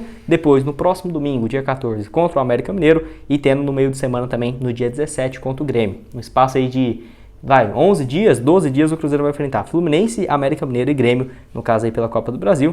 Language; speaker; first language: Portuguese; native; Portuguese